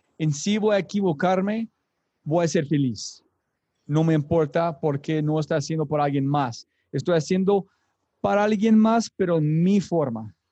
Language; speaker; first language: Spanish; non-native, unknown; English